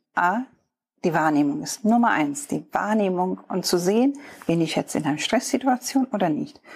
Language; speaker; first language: German; non-native, fluent; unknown